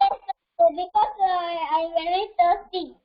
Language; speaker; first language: English; non-native, learner; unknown